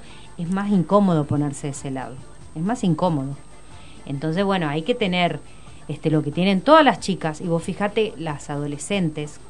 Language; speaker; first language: Spanish; native; Spanish